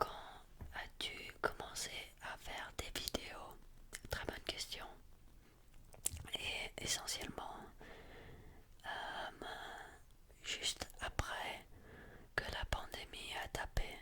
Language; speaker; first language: French; early bilingual, heritage; French